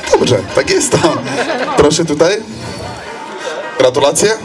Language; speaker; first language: Polish; non-native, learner; Slovak